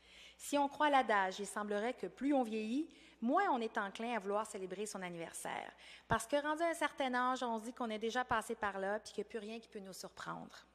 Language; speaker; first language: French; native; French